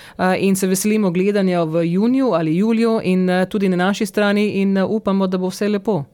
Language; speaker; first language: Slovenian; early bilingual, heritage; Slovenian